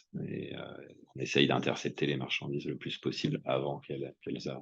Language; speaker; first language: French; native; French